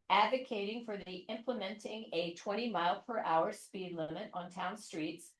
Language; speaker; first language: English; native; English